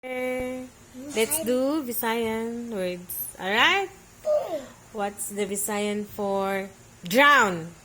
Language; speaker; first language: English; non-native, local second language; Cebuano